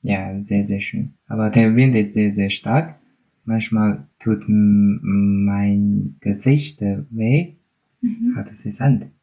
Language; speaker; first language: German; non-native, learner; Chinese